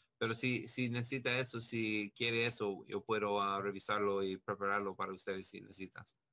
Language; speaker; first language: Spanish; non-native, learner; English